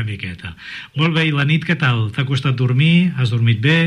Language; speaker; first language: Catalan; native; Catalan